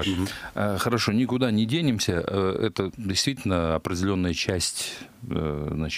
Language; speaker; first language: Russian; native; Russian